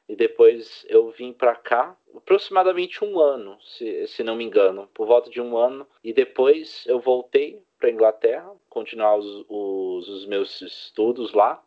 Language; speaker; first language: Portuguese; early bilingual, heritage; Portuguese